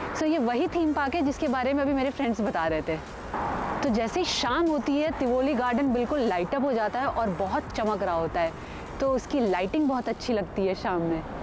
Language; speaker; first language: Hindi; native; Hindi